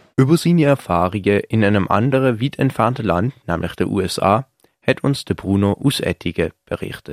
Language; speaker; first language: German; native; German